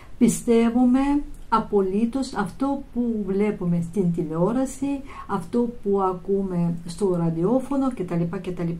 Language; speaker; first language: Greek; non-native, fluent; Russian